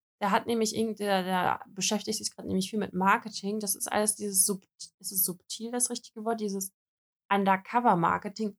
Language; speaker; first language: German; early bilingual, other home language; Russian